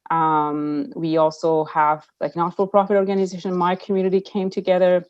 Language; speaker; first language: English; non-native, fluent; Persian